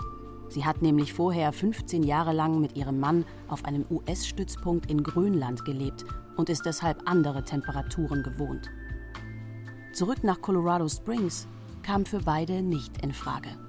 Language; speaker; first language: German; native; German